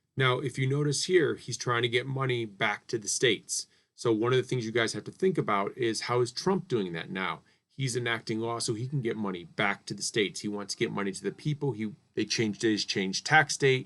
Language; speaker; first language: English; native; English